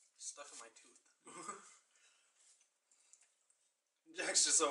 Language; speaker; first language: English; native; English